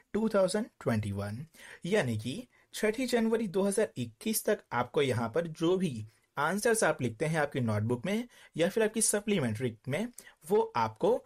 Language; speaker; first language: Hindi; non-native, local second language; Gujarati